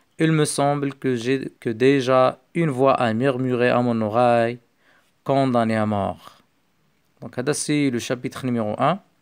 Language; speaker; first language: French; non-native, local second language; Arabic